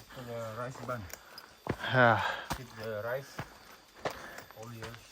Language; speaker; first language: English; non-native, learner; Indonesian